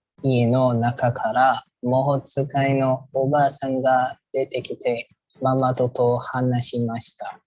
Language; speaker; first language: Japanese; non-native, learner; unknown